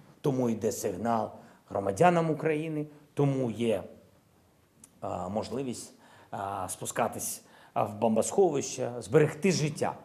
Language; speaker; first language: Ukrainian; non-native, local second language; Russian